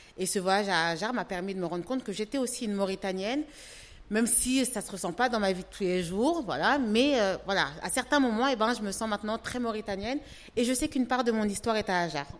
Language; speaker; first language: French; native; French